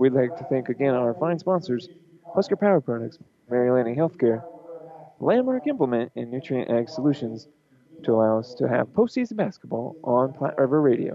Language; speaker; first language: English; native; English